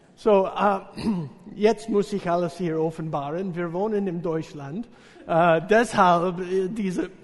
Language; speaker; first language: German; non-native, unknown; English